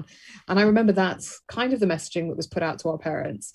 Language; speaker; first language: English; native; English